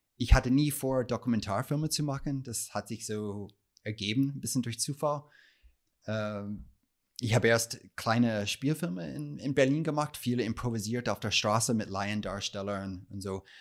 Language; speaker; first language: German; non-native, fluent; English